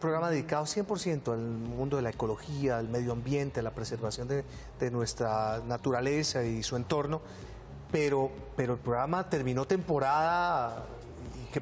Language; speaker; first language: Spanish; native; Spanish